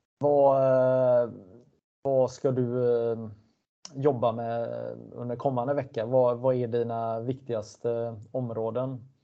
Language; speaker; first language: Swedish; native; Swedish